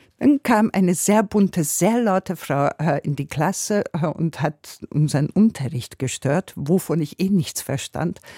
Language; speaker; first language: German; non-native, fluent; Hungarian